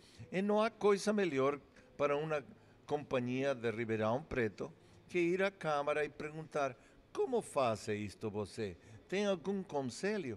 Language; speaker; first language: Portuguese; non-native, fluent; English